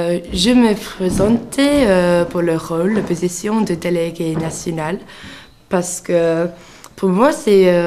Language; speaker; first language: French; non-native, fluent; English